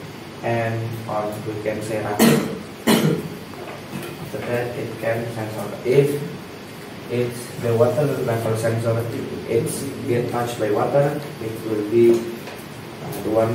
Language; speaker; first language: English; non-native, learner; Indonesian